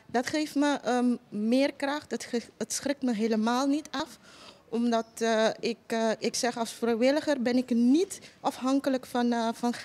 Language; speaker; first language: Dutch; non-native, local second language; Papiamento